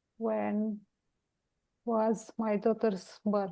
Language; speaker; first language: English; non-native, learner; Romanian